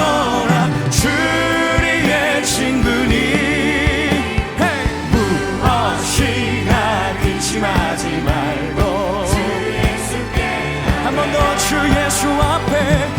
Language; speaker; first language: Korean; native; Korean